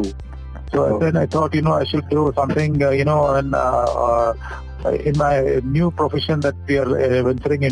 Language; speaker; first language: English; non-native, local second language; Telugu